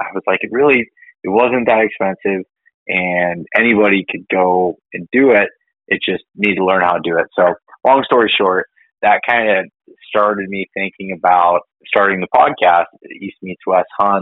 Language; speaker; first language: English; native; English